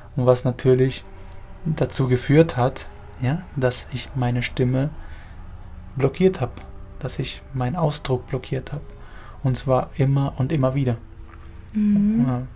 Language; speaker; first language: German; early bilingual, other home language; Spanish